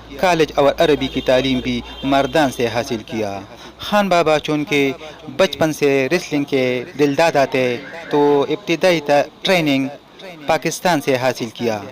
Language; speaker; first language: Urdu; non-native, local second language; Pashto